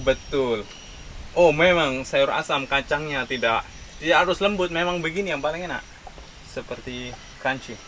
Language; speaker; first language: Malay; non-native, local second language; Javanese